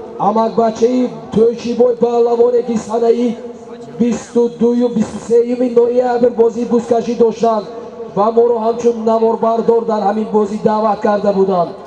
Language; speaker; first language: Tajik; native; Tajik